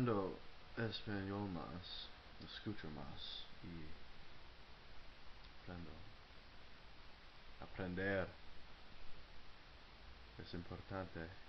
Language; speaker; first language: Spanish; non-native, learner; English